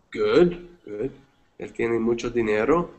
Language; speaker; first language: Spanish; non-native, fluent; English